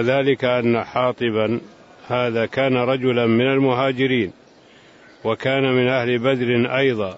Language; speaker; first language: Arabic; native; Arabic